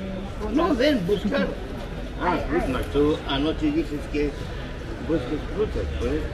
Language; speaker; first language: Spanish; non-native, learner; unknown